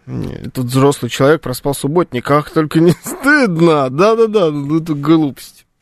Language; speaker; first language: Russian; native; Russian